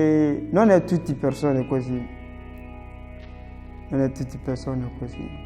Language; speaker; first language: Italian; non-native, learner; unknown